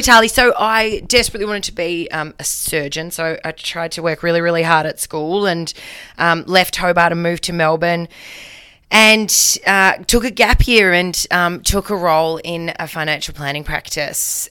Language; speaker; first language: English; native; English